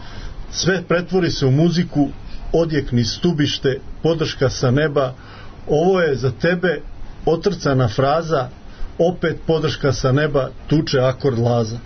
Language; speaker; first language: Serbian; native; Serbian